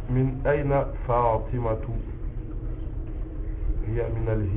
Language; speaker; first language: Arabic; non-native, learner; French